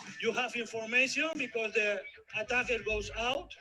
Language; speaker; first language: English; non-native, learner; Spanish